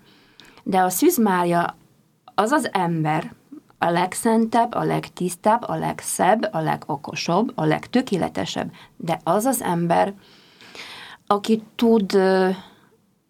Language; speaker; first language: Hungarian; non-native, fluent; Polish